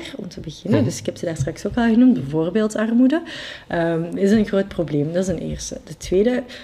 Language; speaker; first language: Dutch; non-native, fluent; French